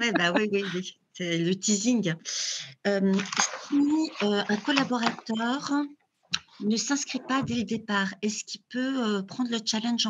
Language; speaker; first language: French; native; French